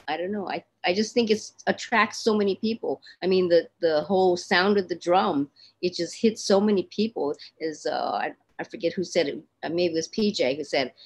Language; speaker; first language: English; native; English